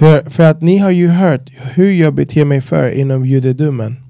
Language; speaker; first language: Swedish; non-native, fluent; Spanish